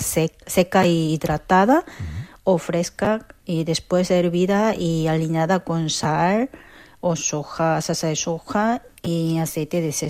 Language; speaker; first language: Spanish; non-native, fluent; Korean